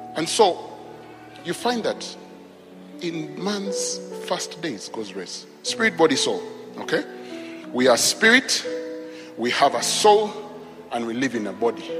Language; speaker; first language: English; non-native, local second language; Ganda